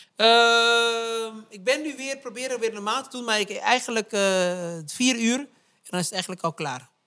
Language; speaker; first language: Dutch; native; Dutch